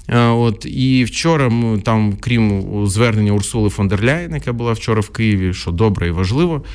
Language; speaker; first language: Ukrainian; non-native, local second language; Russian